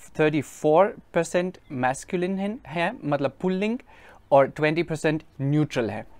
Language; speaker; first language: Hindi; non-native, fluent; German